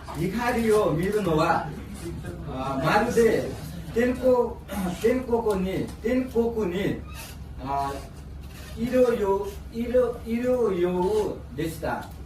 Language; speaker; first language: Japanese; non-native, learner; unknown